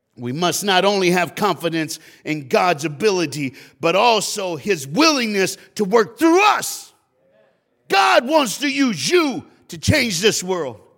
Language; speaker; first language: English; native; English